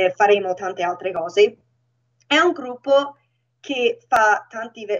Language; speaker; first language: Italian; native; Italian